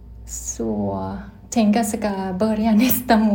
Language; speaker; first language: Swedish; non-native, learner; Thai